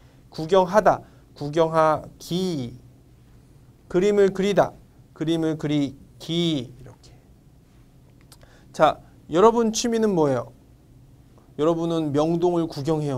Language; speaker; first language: Korean; non-native, fluent; Vietnamese